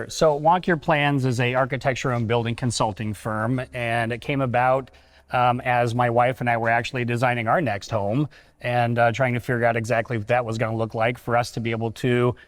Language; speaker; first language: English; native; English